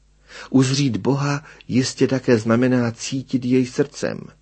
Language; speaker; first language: Czech; native; Czech